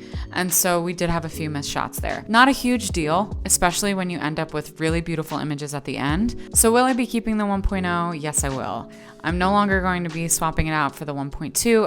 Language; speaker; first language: English; native; English